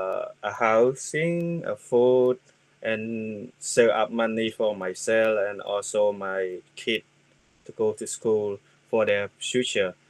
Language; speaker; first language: English; non-native, learner; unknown